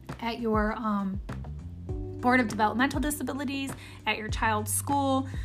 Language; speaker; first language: English; native; English